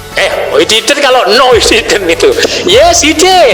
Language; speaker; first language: English; non-native, fluent; Indonesian